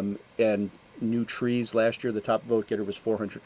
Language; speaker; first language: English; native; English